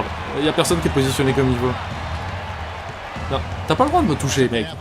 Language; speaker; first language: French; native; French